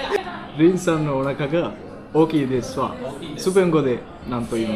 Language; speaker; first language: Japanese; non-native, learner; Sinhala